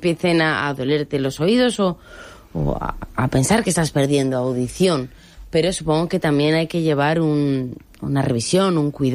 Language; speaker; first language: Spanish; native; Spanish